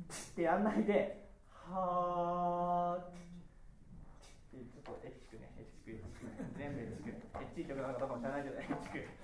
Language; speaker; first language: Japanese; native; Japanese